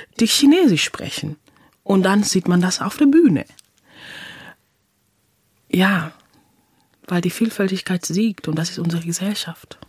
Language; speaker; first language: German; non-native, fluent; English